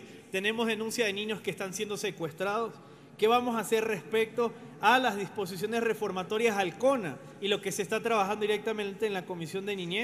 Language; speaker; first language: Spanish; native; Spanish